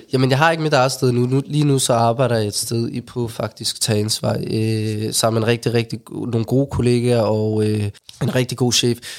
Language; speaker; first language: Danish; early bilingual, other home language; Somali